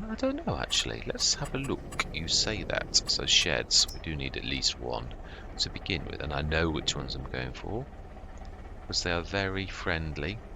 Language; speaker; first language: English; native; English